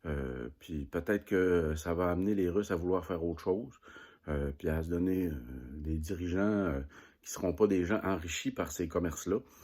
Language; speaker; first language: French; native; French